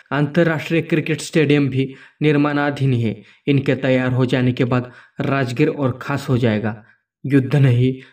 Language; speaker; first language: Hindi; non-native, local second language; Marathi